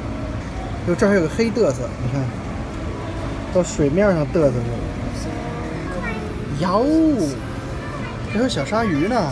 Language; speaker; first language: Chinese; native; Chinese